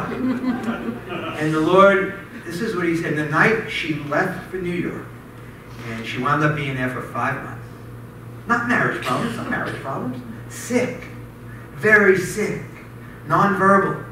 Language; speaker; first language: English; native; English